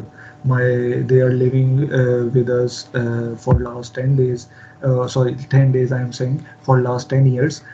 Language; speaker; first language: English; non-native, learner; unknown